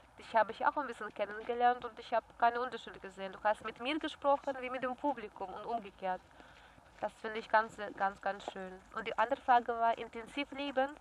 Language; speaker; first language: German; non-native, fluent; Russian